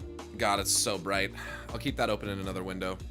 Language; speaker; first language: English; native; English